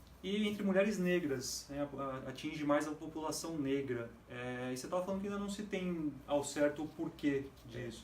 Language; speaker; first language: Portuguese; native; Portuguese